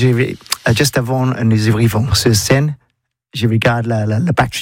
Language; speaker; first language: French; non-native, learner; English